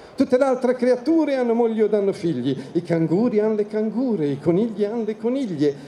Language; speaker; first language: Italian; native; Italian